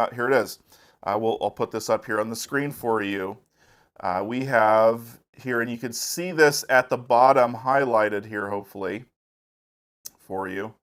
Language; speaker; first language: English; native; English